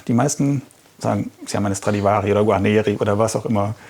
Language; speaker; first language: German; native; German